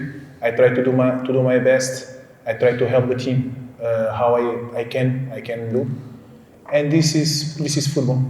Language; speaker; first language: English; non-native, fluent; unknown